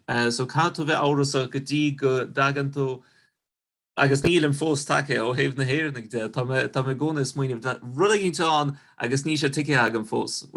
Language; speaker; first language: Irish; non-native, fluent; Russian